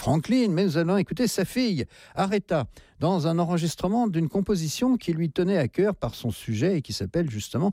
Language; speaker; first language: French; native; French